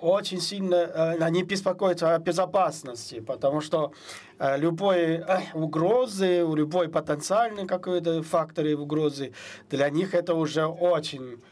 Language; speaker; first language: Russian; non-native, fluent; Chinese